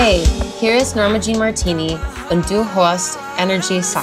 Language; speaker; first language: German; non-native, learner; English